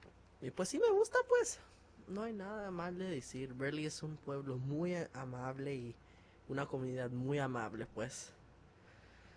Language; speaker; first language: Spanish; early bilingual, heritage; Spanish